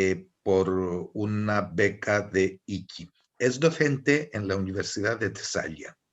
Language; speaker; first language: Spanish; non-native, fluent; Greek